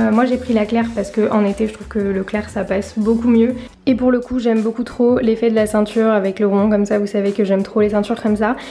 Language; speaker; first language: French; native; French